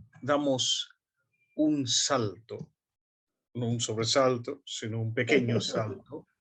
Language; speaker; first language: Spanish; non-native, fluent; Bangla